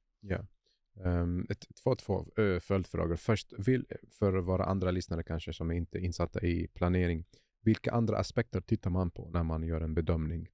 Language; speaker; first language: Swedish; non-native, fluent; Arabic